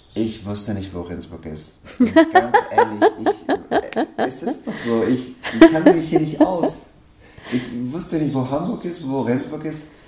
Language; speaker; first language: German; non-native, fluent; Persian